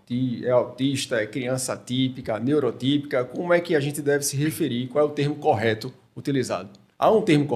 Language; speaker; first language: Portuguese; native; Portuguese